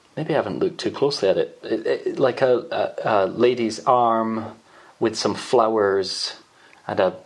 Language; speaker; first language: English; native; English